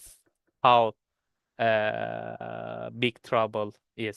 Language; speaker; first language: English; non-native, learner; Turkish